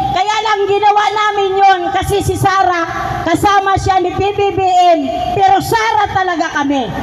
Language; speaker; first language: Filipino; non-native, local second language; Waray